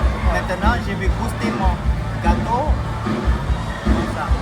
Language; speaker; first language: French; non-native, fluent; Thai